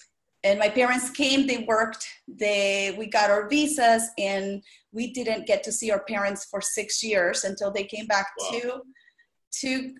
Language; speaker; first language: English; non-native, fluent; Spanish